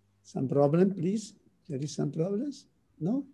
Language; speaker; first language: English; non-native, learner; Italian